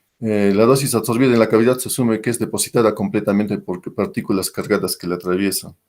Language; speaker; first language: Spanish; native; Spanish